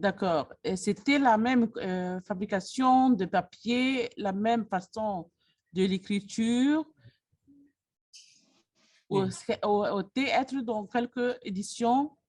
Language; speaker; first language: French; non-native, fluent; Arabic